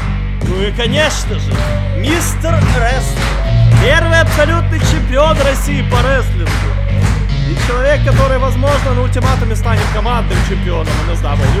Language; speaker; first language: Russian; native; Russian